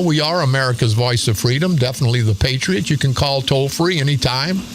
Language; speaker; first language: English; native; English